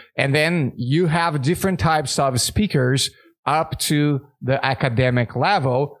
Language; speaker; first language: English; non-native, fluent; Portuguese